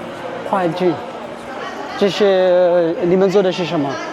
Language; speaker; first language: Chinese; non-native, learner; Amharic